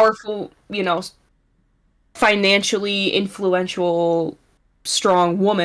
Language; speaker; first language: English; native; English